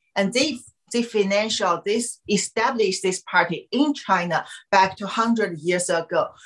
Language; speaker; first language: English; non-native, fluent; Chinese